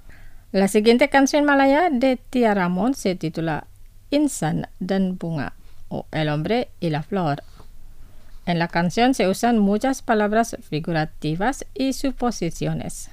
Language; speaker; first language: Spanish; non-native, fluent; Indonesian